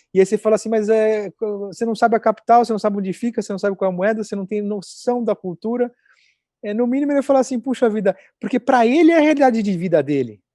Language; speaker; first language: Portuguese; native; Portuguese